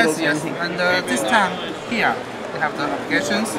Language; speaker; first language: English; non-native, learner; Chinese